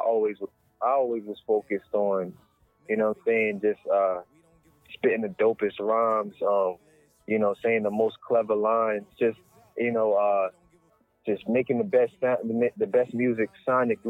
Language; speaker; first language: English; native; English